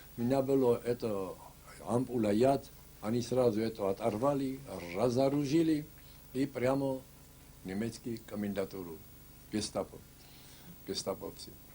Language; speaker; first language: Russian; non-native, local second language; Ossetic